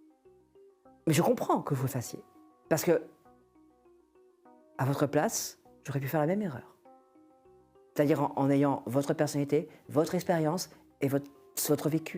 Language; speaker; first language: French; native; French